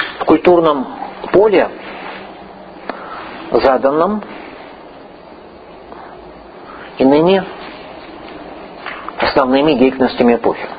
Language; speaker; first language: Russian; native; Russian